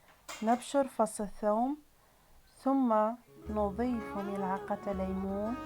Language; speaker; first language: Arabic; native; Arabic